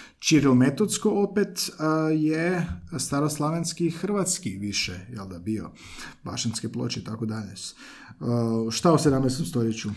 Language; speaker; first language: Croatian; native; Croatian